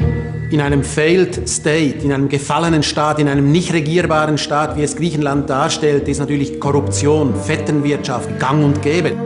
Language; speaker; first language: German; native; German